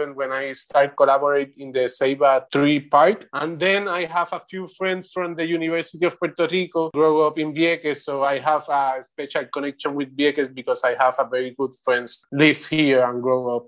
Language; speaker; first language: English; non-native, learner; Spanish